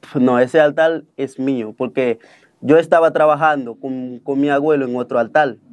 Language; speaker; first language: Spanish; non-native, fluent; Haitian Creole